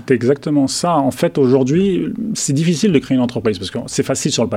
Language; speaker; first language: French; native; French